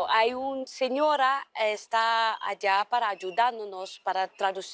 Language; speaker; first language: Spanish; non-native, learner; Dutch